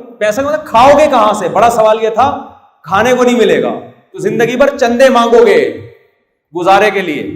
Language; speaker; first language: Urdu; native; Urdu